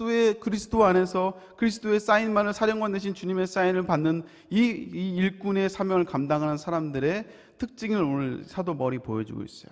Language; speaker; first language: Korean; native; Korean